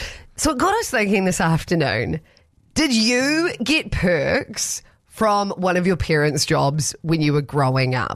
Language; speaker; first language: English; native; English